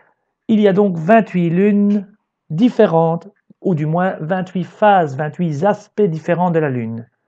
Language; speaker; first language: French; native; French